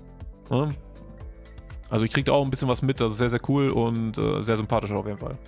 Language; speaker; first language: German; native; German